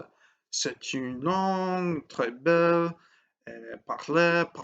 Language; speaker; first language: French; non-native, learner; English